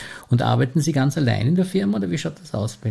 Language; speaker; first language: German; native; German